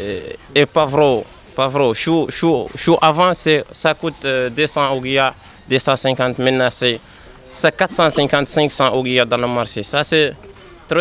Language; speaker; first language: French; non-native, learner; Arabic